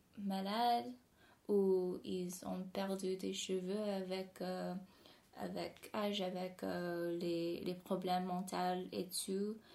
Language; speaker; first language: French; non-native, fluent; English